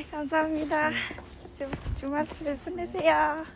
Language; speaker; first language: Korean; non-native, learner; Khmer